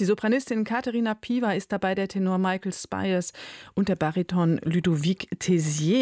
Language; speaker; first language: German; native; German